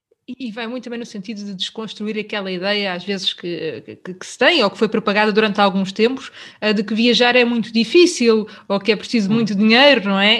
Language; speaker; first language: Portuguese; native; Portuguese